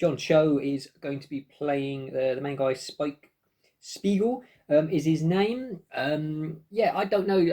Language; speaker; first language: English; native; English